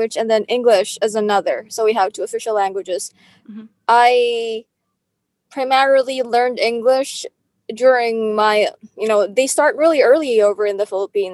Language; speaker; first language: English; non-native, local second language; Filipino